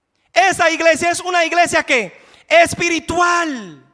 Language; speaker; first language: Spanish; native; Spanish